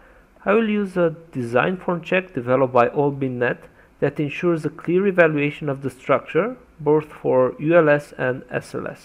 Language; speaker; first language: English; non-native, fluent; Romanian